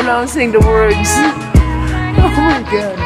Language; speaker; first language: English; non-native, local second language; Cebuano